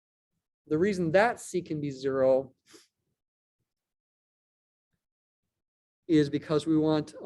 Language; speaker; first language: English; native; English